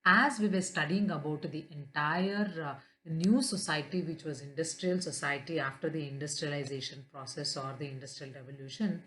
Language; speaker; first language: English; non-native, local second language; Kannada